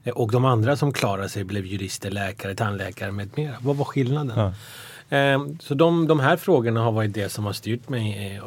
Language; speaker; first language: Swedish; early bilingual, other home language; Persian